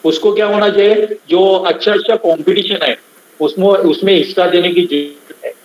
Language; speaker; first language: Hindi; non-native, local second language; Marathi